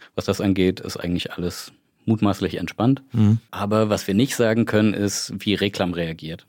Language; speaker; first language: German; native; German